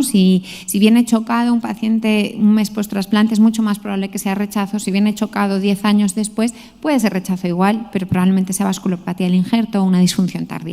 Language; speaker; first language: Spanish; native; Spanish